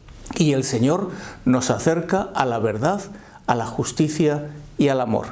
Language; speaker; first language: Spanish; native; Spanish